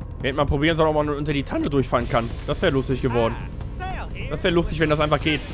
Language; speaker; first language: German; native; German